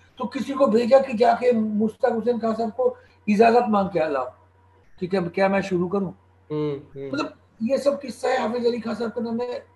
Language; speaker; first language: Hindi; non-native, local second language; Bangla